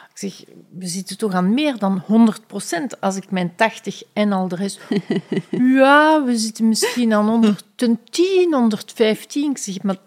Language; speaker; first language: Dutch; native; Dutch